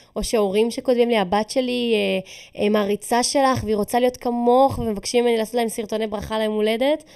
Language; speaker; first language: Hebrew; native; Hebrew